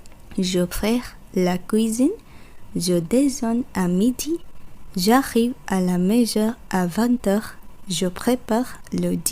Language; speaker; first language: French; non-native, fluent; Bangla